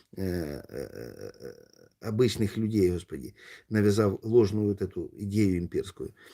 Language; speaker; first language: Russian; native; Russian